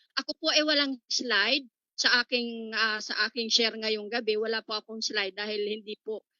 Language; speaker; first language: Filipino; native; Filipino